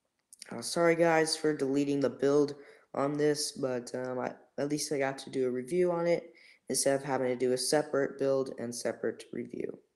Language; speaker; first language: English; native; English